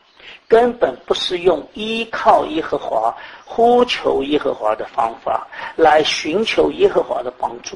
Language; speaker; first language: Chinese; native; Chinese